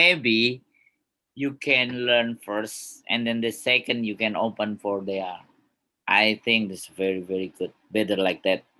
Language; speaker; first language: English; non-native, learner; Indonesian